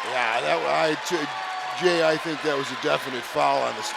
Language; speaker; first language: English; native; English